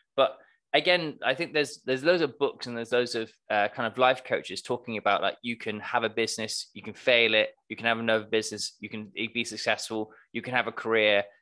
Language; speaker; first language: English; native; English